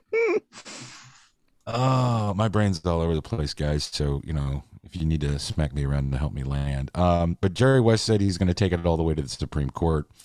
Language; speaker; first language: English; native; English